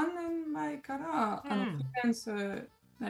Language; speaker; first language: Japanese; non-native, learner; French